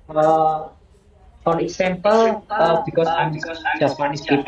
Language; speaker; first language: English; non-native, learner; Javanese